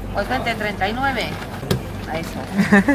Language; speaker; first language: Spanish; native; Spanish